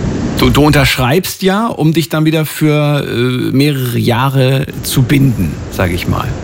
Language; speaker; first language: German; native; German